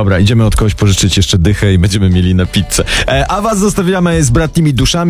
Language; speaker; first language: Polish; native; Polish